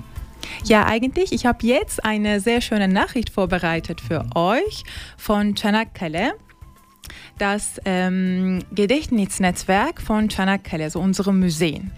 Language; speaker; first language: German; non-native, learner; Turkish